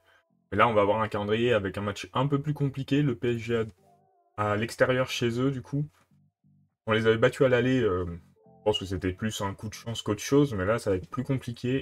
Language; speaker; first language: French; native; French